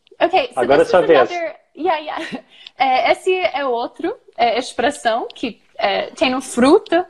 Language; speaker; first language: English; native; English